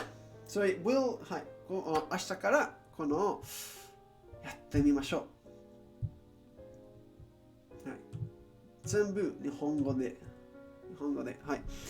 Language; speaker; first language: Japanese; non-native, learner; English